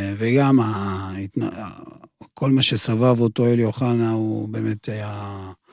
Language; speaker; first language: Hebrew; non-native, fluent; Russian